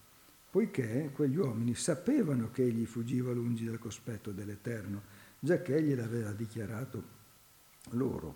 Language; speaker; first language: Italian; native; Italian